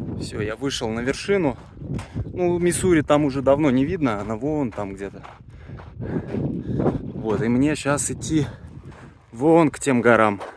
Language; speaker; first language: Russian; native; Russian